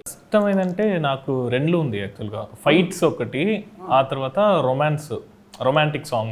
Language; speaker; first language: Telugu; non-native, learner; Tamil